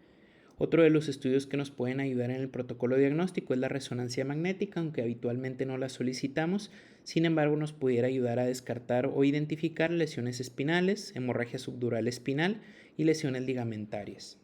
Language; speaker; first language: Spanish; native; Spanish